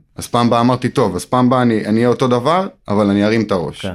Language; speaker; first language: Hebrew; native; Hebrew